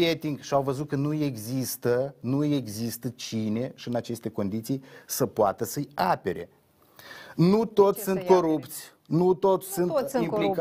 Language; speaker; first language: Romanian; native; Romanian